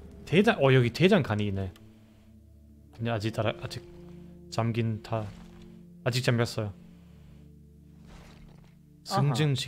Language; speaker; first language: Korean; non-native, learner; German